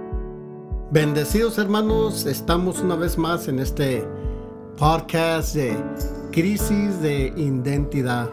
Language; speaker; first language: Spanish; early bilingual, heritage; Spanish